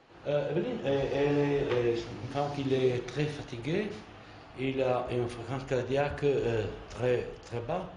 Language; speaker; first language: French; non-native, learner; Italian